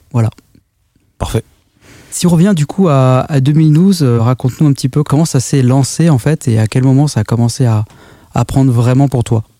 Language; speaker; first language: French; native; French